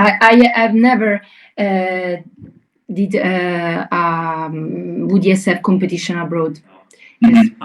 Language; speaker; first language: English; non-native, learner; Italian